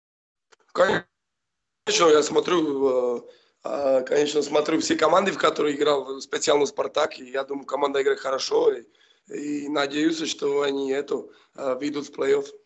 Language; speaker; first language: Russian; non-native, fluent; Slovak